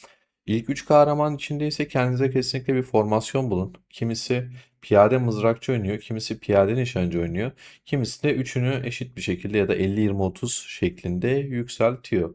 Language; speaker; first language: Turkish; native; Turkish